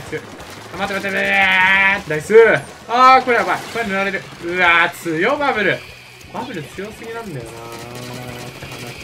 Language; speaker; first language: Japanese; native; Japanese